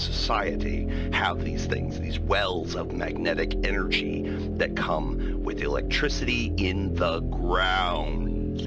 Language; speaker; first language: English; native; English